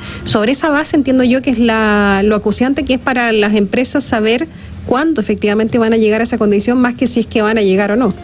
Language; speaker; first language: Spanish; native; Spanish